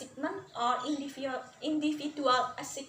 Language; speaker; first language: English; non-native, learner; Indonesian